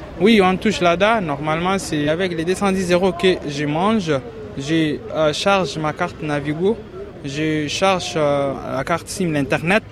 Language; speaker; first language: French; non-native, learner; Arabic